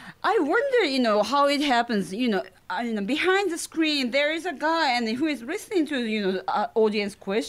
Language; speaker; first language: English; non-native, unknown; Japanese